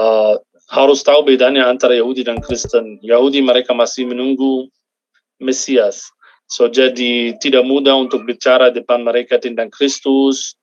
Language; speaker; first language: Indonesian; non-native, fluent; Arabic